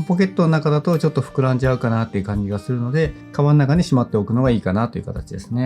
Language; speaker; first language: Japanese; native; Japanese